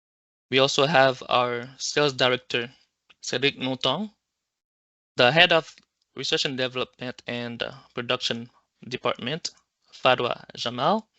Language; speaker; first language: English; non-native, local second language; French